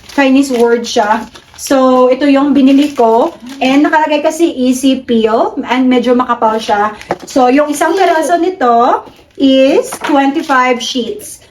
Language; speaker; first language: Filipino; non-native, local second language; Cebuano